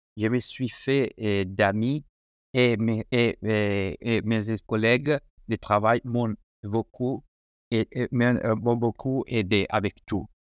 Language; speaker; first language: French; non-native, learner; Spanish